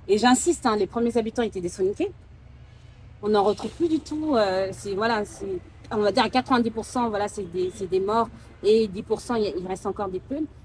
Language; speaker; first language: French; early bilingual, other home language; Soninke